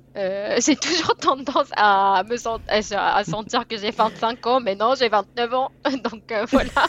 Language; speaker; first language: French; non-native, fluent; Arabic